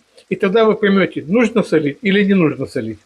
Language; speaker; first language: Russian; native; Russian